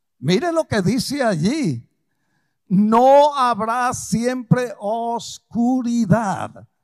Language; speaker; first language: Spanish; early bilingual, other home language; Portuguese